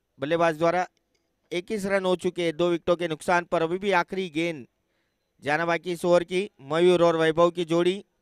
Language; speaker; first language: Hindi; non-native, local second language; Marathi